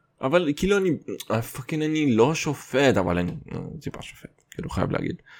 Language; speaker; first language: Hebrew; non-native, fluent; Russian